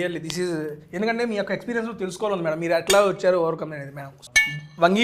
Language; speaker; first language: Telugu; native; Telugu